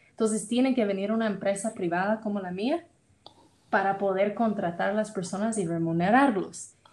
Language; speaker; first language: Spanish; non-native, fluent; English